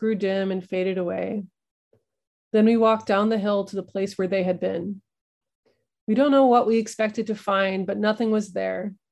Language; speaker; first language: English; native; English